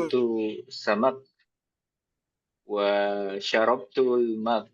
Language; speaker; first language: Arabic; non-native, learner; Indonesian